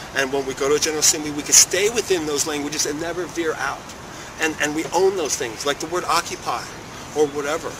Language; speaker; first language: English; native; English